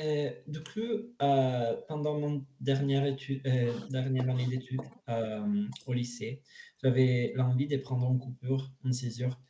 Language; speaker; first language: French; non-native, learner; Italian